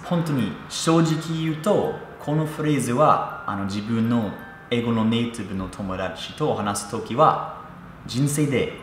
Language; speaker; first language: Japanese; non-native, fluent; English